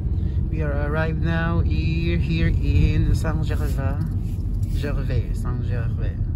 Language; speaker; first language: English; non-native, local second language; Filipino